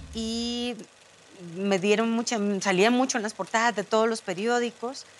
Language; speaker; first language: Spanish; native; Spanish